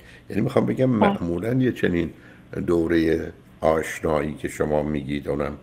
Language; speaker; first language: Persian; native; Persian